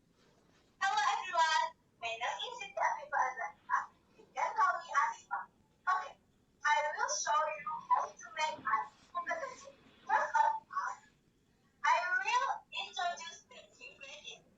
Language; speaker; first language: English; non-native, learner; Indonesian